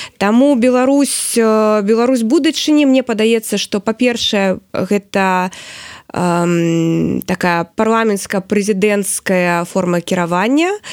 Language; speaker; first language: Belarusian; non-native, local second language; Russian